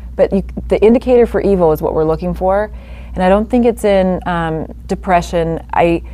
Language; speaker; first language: English; native; English